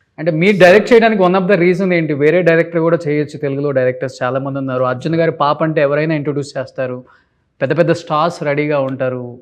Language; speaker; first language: Telugu; native; Telugu